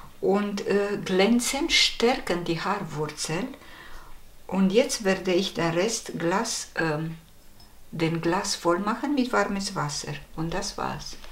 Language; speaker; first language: German; non-native, fluent; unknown